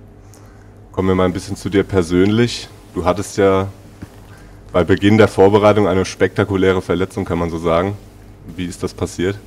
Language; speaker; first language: German; native; German